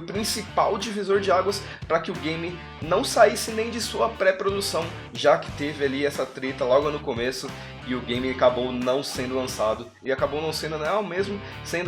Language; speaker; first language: Portuguese; native; Portuguese